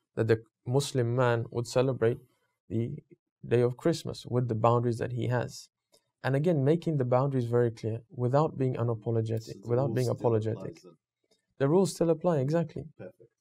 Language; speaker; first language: English; native; English